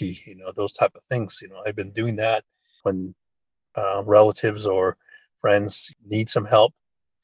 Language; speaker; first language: English; early bilingual, other home language; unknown